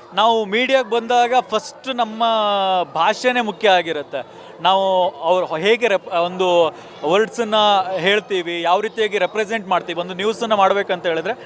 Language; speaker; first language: Kannada; native; Kannada